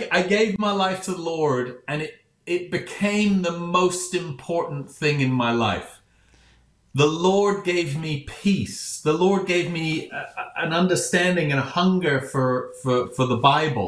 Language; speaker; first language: English; native; English